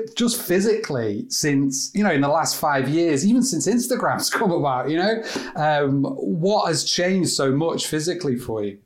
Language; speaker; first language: English; native; English